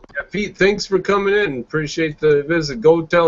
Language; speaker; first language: English; native; English